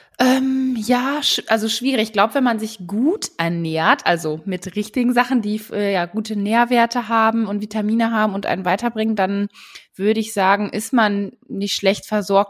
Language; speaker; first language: German; native; German